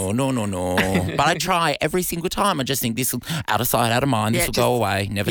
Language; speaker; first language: English; native; English